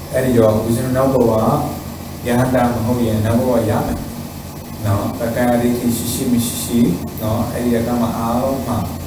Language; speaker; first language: Burmese; non-native, fluent; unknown